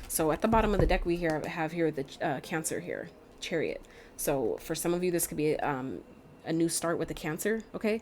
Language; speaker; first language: English; native; English